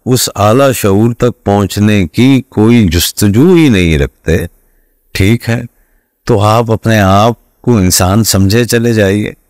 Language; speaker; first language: Urdu; non-native, local second language; Punjabi